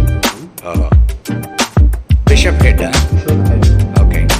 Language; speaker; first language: Tamil; native; Tamil